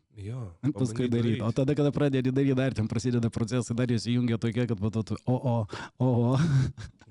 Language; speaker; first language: Lithuanian; native; Lithuanian